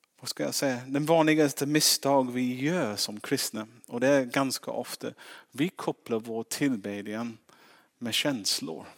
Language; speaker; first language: Swedish; non-native, fluent; English